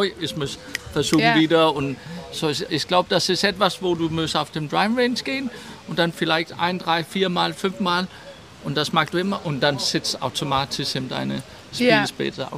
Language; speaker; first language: German; non-native, learner; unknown